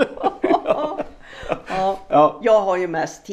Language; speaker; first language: Swedish; native; Swedish